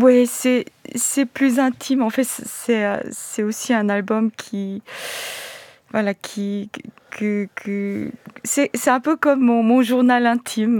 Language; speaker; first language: French; non-native, fluent; Korean